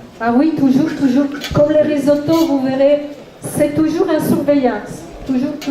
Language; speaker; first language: French; non-native, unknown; Italian